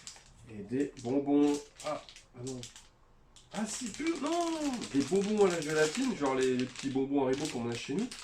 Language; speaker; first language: French; native; French